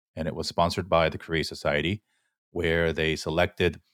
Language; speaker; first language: English; early bilingual, other home language; Korean